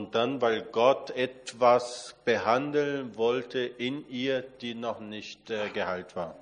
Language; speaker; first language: German; non-native, fluent; Portuguese